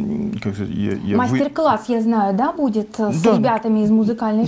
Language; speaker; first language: Russian; native; Russian